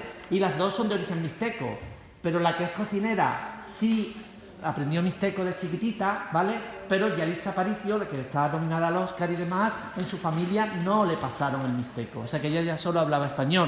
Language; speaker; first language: Spanish; native; Spanish